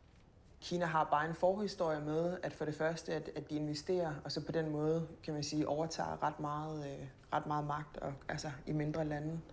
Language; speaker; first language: Danish; native; Danish